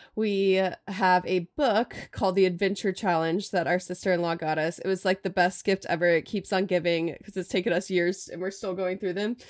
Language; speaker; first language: English; native; English